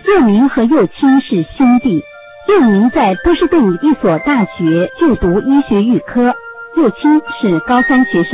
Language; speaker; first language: Chinese; native; Chinese